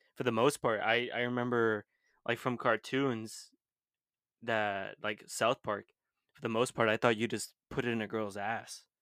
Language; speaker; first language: English; early bilingual, other home language; Spanish